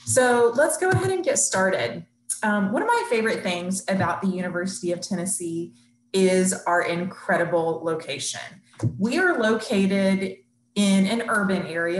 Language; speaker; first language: English; native; English